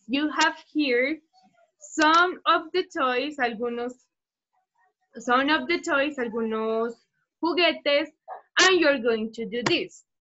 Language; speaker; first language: English; non-native, fluent; Spanish